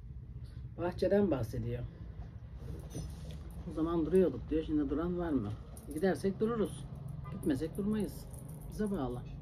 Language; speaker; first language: Turkish; native; Turkish